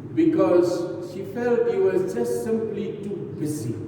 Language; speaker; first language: English; non-native, local second language; Afrikaans